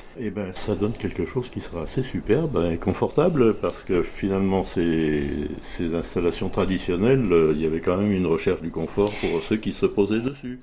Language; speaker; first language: French; native; French